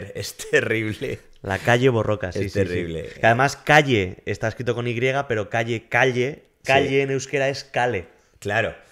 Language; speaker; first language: Spanish; native; Spanish